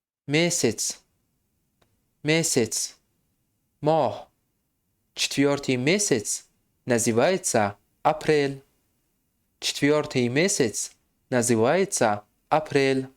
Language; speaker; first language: Russian; non-native, fluent; Tajik